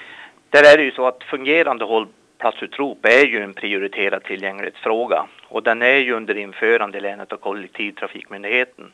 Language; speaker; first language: Swedish; native; Swedish